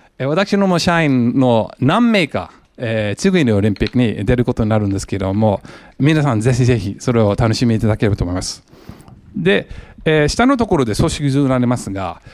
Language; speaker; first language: Japanese; non-native, fluent; English